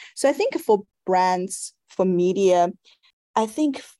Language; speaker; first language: English; non-native, fluent; Chinese